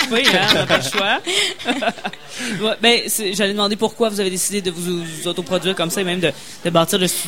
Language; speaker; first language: French; native; French